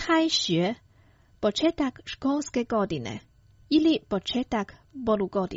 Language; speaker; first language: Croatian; non-native, fluent; Chinese